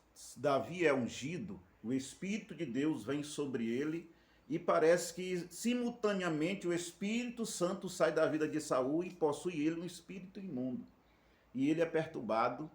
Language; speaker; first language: Portuguese; native; Portuguese